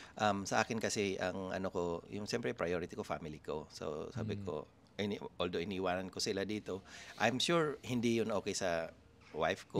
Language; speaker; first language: Filipino; non-native, local second language; Masbatenyo